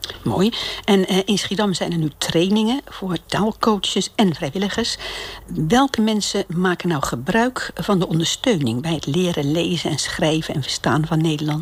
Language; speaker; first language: Dutch; native; Dutch